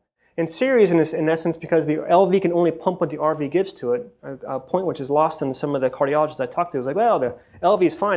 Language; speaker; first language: English; native; English